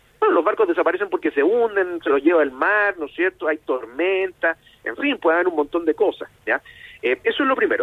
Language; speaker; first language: Spanish; native; Spanish